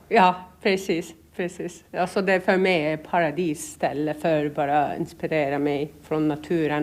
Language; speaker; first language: Swedish; non-native, learner; Turkish